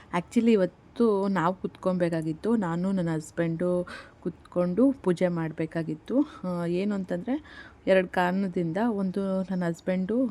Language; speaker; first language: Kannada; native; Kannada